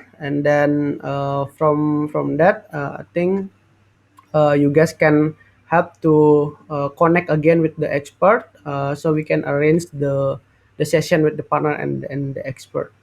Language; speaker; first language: English; non-native, fluent; Indonesian